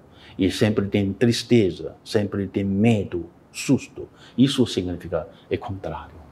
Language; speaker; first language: Portuguese; non-native, learner; Chinese